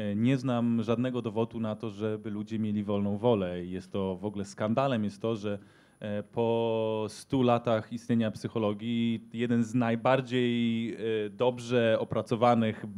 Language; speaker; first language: Polish; native; Polish